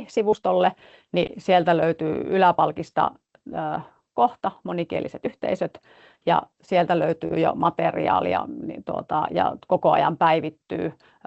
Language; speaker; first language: Finnish; native; Finnish